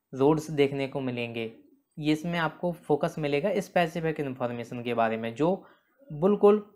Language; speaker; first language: Hindi; native; Hindi